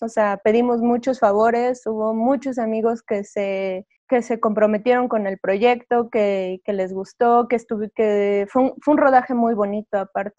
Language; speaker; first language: Spanish; native; Spanish